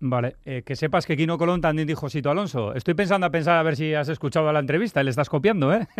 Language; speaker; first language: Spanish; native; Spanish